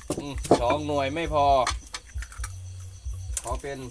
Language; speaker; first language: Thai; native; Thai